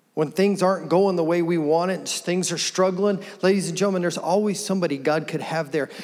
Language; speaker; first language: English; native; English